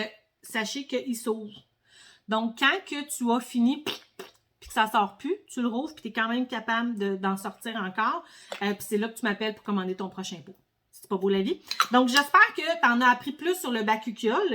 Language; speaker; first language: French; native; French